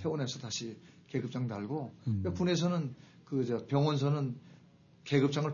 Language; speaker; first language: Korean; native; Korean